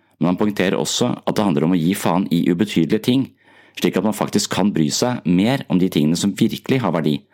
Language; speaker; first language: Norwegian; native; Norwegian